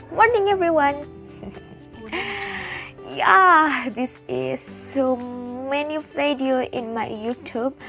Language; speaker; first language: English; non-native, learner; Indonesian